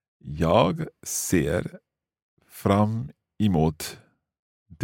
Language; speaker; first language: Swedish; non-native, learner; English